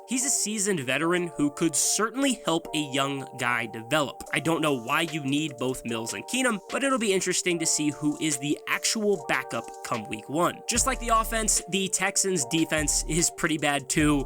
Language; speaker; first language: English; native; English